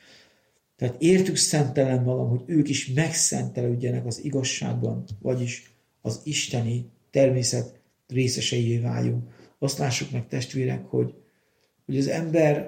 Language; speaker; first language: Hungarian; native; Hungarian